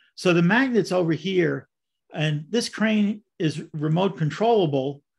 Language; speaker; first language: English; native; English